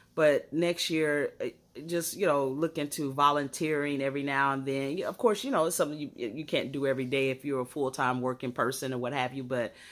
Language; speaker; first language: English; native; English